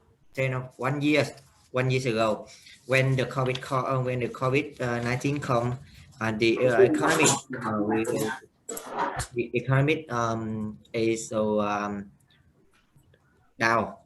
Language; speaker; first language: English; non-native, learner; Vietnamese